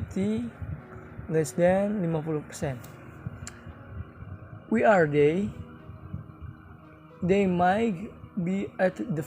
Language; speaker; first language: English; non-native, learner; Indonesian